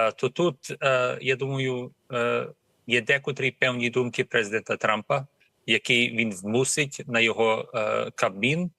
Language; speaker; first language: Ukrainian; early bilingual, heritage; Ukrainian